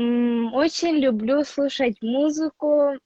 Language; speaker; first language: Russian; non-native, local second language; Yakut